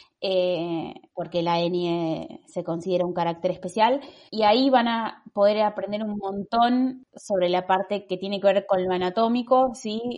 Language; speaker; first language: Spanish; native; Spanish